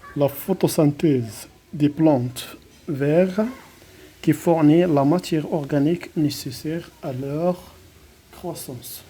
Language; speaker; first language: French; non-native, local second language; Arabic